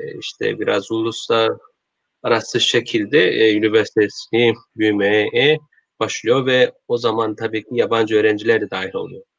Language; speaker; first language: Turkish; non-native, learner; Korean